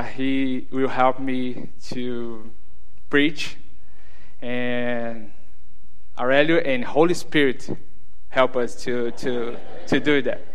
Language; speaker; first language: English; non-native, learner; Portuguese